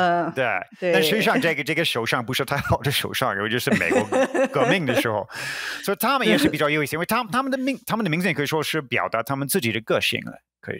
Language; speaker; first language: Chinese; non-native, fluent; English